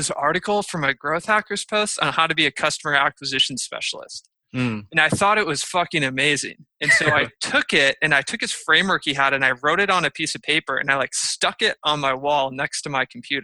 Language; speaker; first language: English; native; English